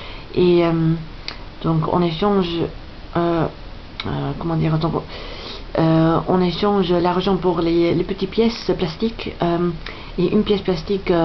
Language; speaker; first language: French; non-native, fluent; English